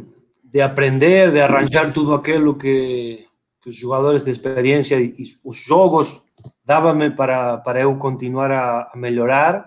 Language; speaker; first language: Portuguese; non-native, fluent; Spanish